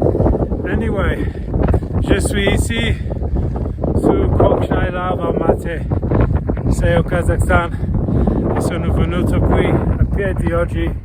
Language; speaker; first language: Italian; non-native, fluent; English